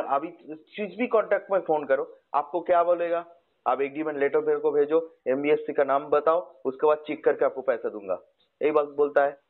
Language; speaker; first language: Hindi; non-native, local second language; Bangla